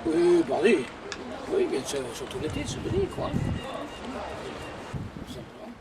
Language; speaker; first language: French; native; French